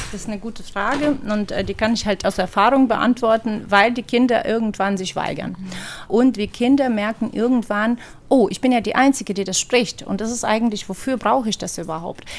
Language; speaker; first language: German; non-native, fluent; Ukrainian